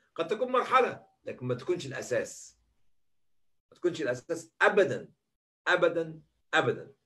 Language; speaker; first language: Arabic; native; Arabic